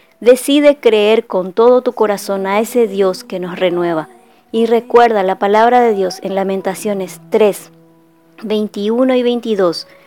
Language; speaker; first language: Spanish; native; Spanish